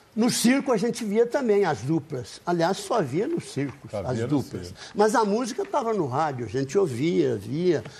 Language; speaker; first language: Portuguese; native; Portuguese